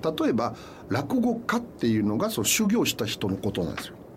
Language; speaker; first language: Japanese; non-native, fluent; French